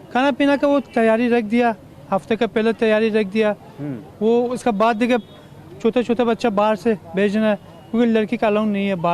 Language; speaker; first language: Hindi; non-native, fluent; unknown